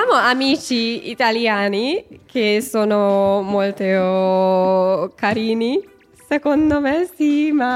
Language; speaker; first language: Italian; non-native, learner; Hungarian